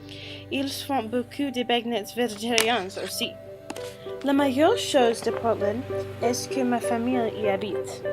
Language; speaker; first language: French; non-native, learner; English